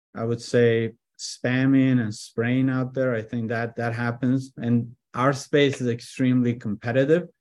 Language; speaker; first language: English; early bilingual, other home language; Persian